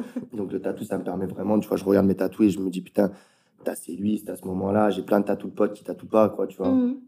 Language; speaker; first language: French; native; French